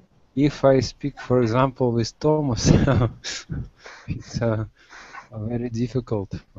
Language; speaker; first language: English; non-native, learner; Russian